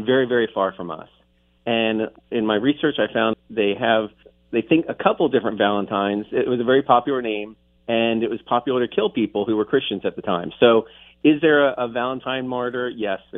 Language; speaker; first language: English; native; English